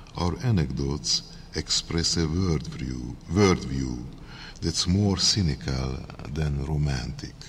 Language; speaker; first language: English; non-native, fluent; Hungarian